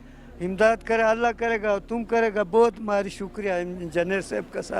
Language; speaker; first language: Hindi; non-native, local second language; Pashto